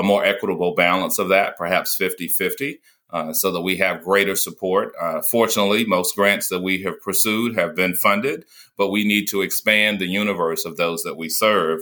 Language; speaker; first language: English; native; English